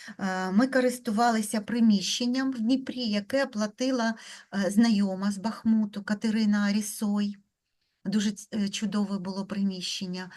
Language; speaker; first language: Ukrainian; non-native, local second language; Russian